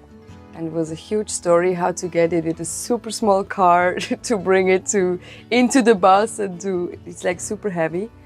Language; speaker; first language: English; non-native, fluent; Swiss German